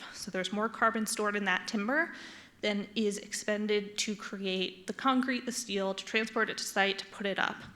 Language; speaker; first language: English; native; English